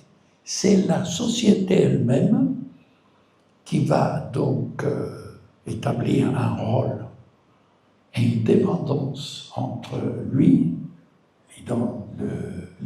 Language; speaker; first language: French; non-native, fluent; Spanish